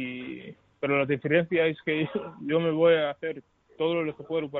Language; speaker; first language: Spanish; non-native, learner; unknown